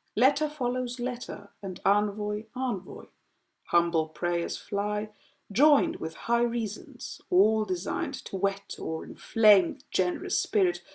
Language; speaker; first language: English; non-native, fluent; Greek